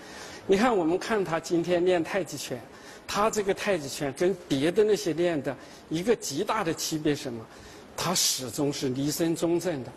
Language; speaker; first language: Chinese; native; Chinese